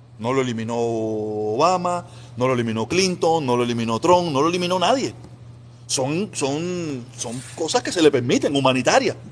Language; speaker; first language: Spanish; native; Spanish